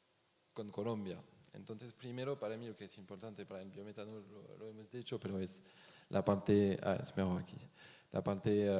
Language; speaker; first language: Spanish; non-native, fluent; French